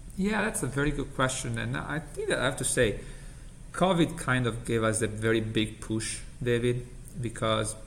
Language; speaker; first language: English; non-native, fluent; Italian